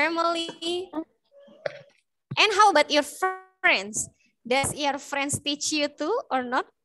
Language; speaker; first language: English; non-native, fluent; Indonesian